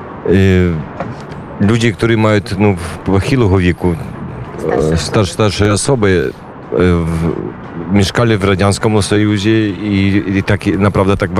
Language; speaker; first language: Polish; non-native, learner; Ukrainian